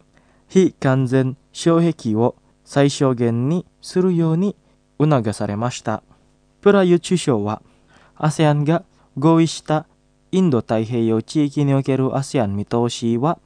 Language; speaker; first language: Japanese; non-native, fluent; Indonesian